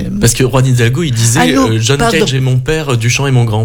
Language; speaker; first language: French; native; French